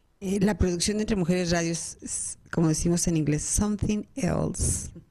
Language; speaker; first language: Spanish; native; Spanish